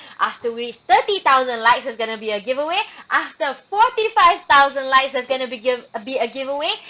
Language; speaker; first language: English; non-native, local second language; Malay